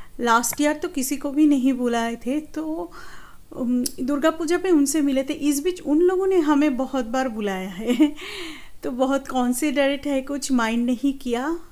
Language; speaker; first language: Hindi; non-native, local second language; Bangla